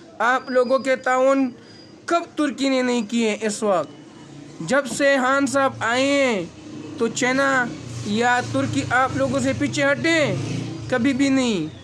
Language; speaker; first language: Urdu; non-native, local second language; Pashto